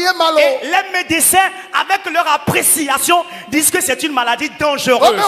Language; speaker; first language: French; non-native, local second language; Ewe